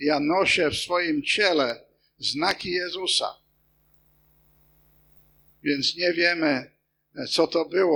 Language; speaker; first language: Polish; non-native, fluent; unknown